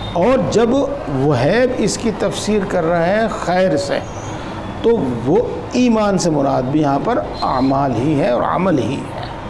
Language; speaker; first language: Urdu; native; Urdu